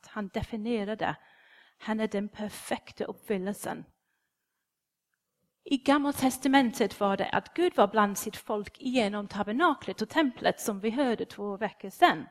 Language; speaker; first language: Swedish; non-native, fluent; English